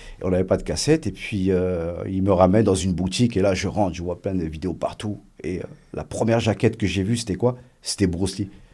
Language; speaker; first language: French; early bilingual, other home language; Arabic